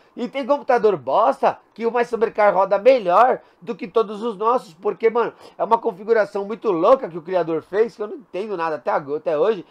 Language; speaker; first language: Portuguese; native; Portuguese